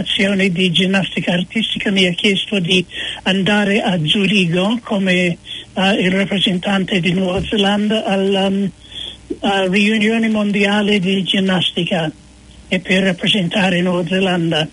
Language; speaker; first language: Italian; non-native, fluent; English